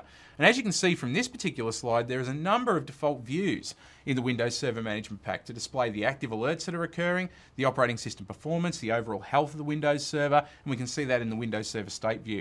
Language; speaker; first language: English; native; English